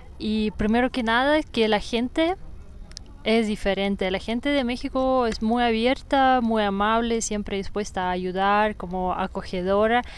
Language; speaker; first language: Spanish; non-native, fluent; Russian